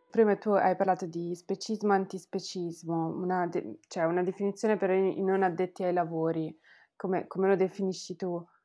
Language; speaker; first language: Italian; native; Italian